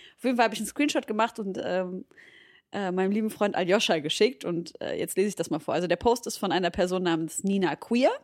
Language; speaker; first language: German; native; German